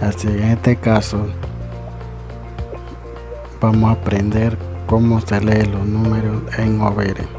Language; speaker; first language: Spanish; non-native, local second language; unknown